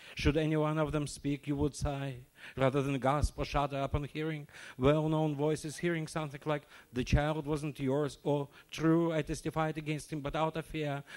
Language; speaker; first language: English; non-native, fluent; Russian